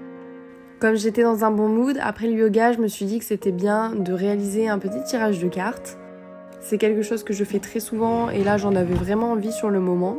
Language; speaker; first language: French; native; French